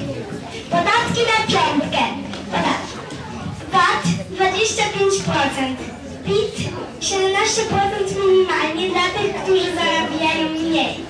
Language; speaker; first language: Polish; native; Polish